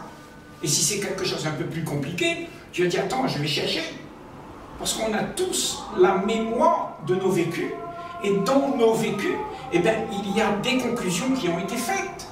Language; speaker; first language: French; native; French